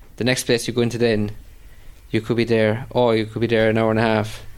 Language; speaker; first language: English; native; English